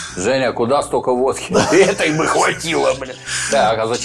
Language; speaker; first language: Russian; native; Russian